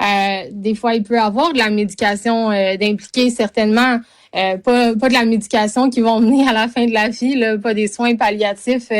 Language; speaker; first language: French; native; French